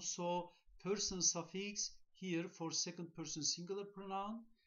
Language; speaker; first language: English; non-native, fluent; Turkish